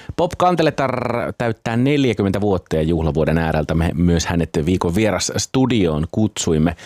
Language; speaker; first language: Finnish; native; Finnish